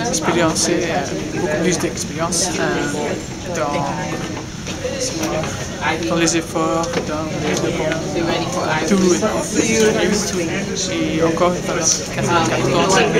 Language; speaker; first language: French; non-native, local second language; Dutch